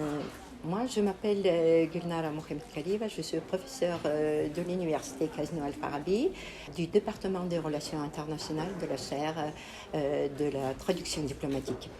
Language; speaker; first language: French; non-native, learner; Kazakh